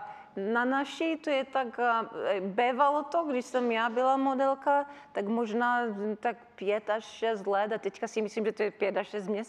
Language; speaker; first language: Czech; early bilingual, heritage; Czech